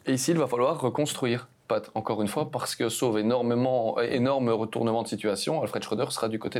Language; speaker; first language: French; native; French